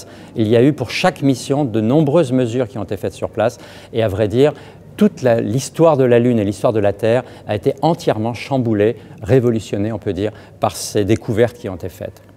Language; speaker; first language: French; native; French